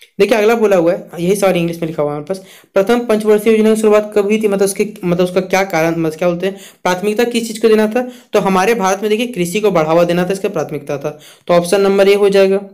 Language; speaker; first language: Hindi; native; Hindi